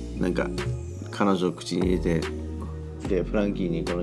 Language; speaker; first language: Japanese; native; Japanese